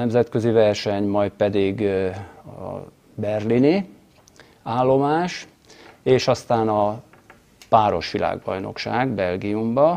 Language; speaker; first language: Hungarian; native; Hungarian